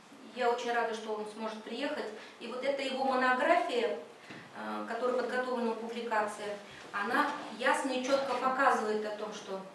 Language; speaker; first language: Russian; native; Russian